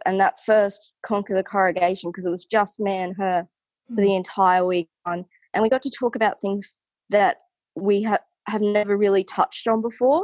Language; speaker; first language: English; native; English